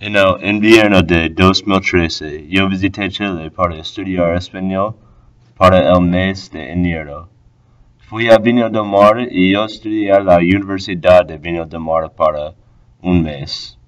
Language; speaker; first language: Spanish; non-native, learner; English